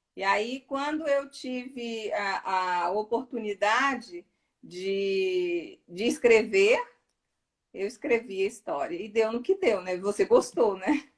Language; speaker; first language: Portuguese; native; Portuguese